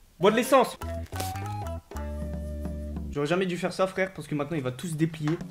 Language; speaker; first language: French; native; French